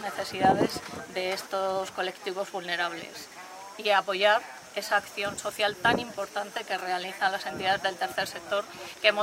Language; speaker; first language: Spanish; native; Spanish